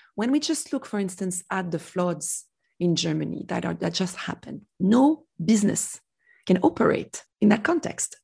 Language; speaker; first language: English; non-native, fluent; French